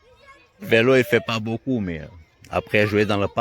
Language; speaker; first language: French; native; French